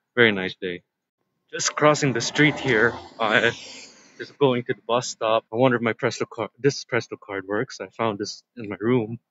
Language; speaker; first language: English; native; English